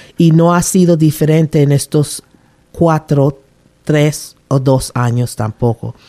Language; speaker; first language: Spanish; native; Spanish